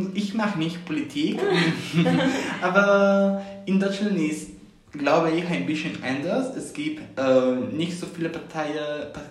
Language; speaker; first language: German; non-native, learner; Spanish